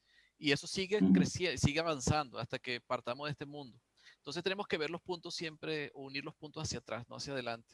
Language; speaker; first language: Spanish; native; Spanish